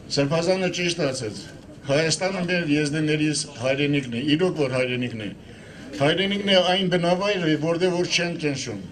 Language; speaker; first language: Armenian; non-native, local second language; Kurdish